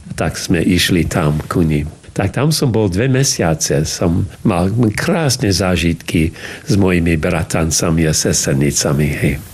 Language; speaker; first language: Slovak; early bilingual, heritage; English